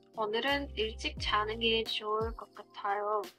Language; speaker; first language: Korean; non-native, learner; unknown